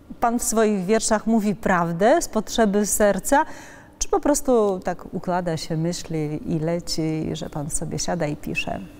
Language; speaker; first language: Polish; native; Polish